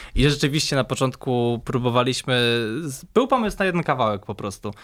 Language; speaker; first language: Polish; native; Polish